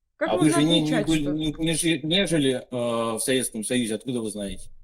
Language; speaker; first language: Russian; native; Russian